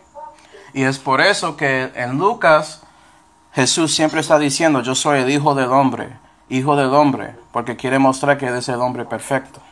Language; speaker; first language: Spanish; non-native, fluent; English